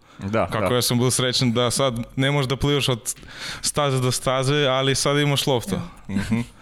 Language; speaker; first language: Serbian; non-native, learner; Russian